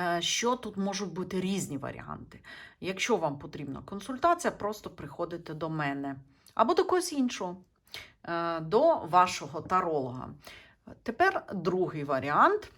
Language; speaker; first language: Ukrainian; non-native, local second language; Russian